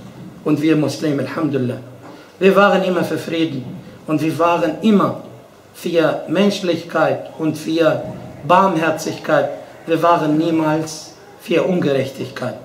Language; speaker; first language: German; non-native, fluent; Arabic